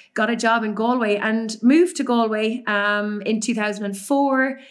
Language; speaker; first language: English; native; English